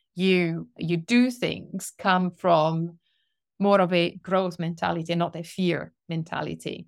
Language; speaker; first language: English; non-native, fluent; Italian